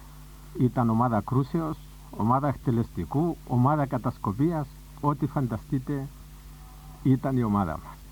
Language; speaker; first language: Greek; native; Greek